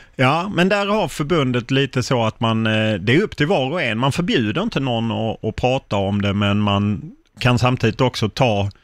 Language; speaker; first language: Swedish; native; Swedish